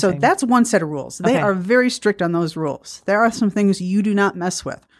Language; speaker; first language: English; native; English